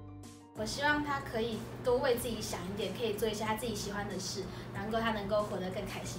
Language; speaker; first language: Chinese; early bilingual, other home language; Indonesian